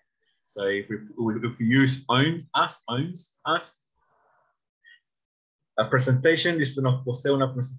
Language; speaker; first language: English; non-native, learner; Spanish